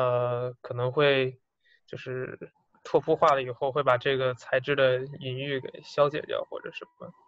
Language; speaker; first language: Chinese; native; Chinese